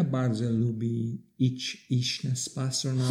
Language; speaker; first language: Polish; non-native, learner; English